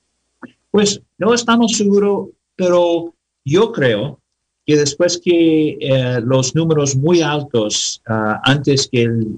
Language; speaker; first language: Spanish; non-native, learner; English